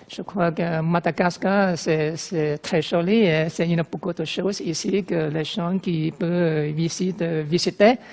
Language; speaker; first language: French; non-native, learner; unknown